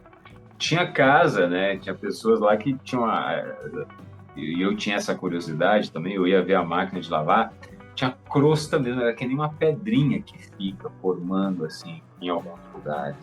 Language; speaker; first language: Portuguese; native; Portuguese